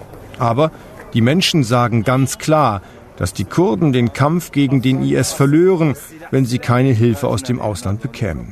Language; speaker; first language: German; native; German